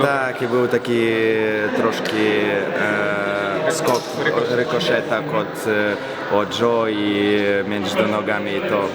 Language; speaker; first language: Polish; non-native, learner; Belarusian